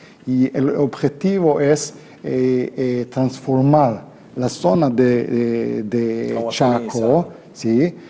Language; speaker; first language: Spanish; non-native, fluent; Hebrew